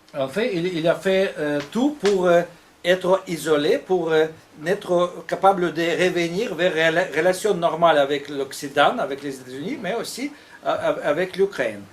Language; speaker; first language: French; non-native, fluent; Russian